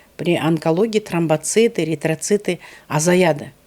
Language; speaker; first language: Russian; non-native, local second language; Kazakh